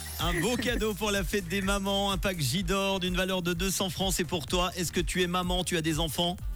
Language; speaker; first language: French; native; French